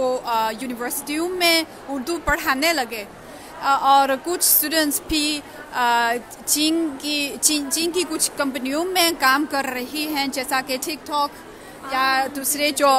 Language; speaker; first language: Hindi; non-native, fluent; Chinese